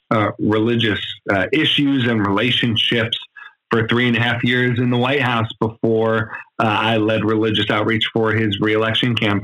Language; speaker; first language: English; native; English